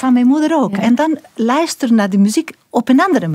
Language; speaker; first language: Dutch; non-native, local second language; French